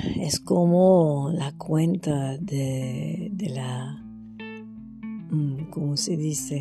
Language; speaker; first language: Spanish; non-native, fluent; French